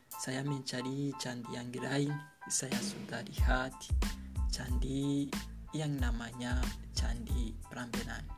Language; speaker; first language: Indonesian; non-native, learner; Kinyarwanda